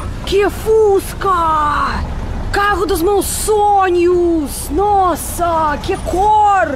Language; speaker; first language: Portuguese; non-native, fluent; Russian